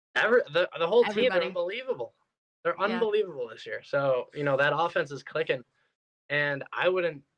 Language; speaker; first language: English; native; English